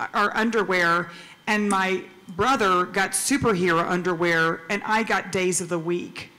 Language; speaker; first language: English; native; English